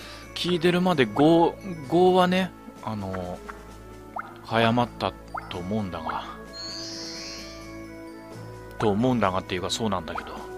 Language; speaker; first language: Japanese; native; Japanese